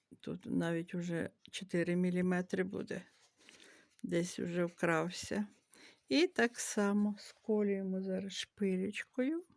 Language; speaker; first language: Ukrainian; native; Ukrainian